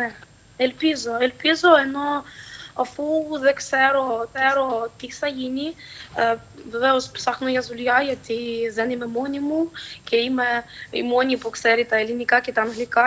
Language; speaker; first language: Greek; non-native, fluent; Ukrainian